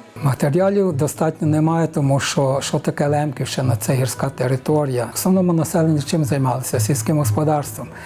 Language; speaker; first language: Ukrainian; native; Ukrainian